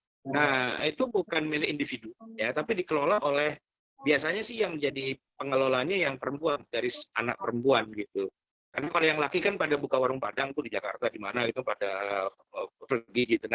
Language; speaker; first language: Indonesian; native; Indonesian